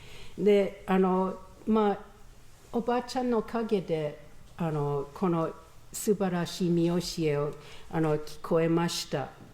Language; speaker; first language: Japanese; non-native, learner; English